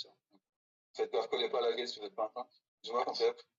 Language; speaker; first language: French; native; French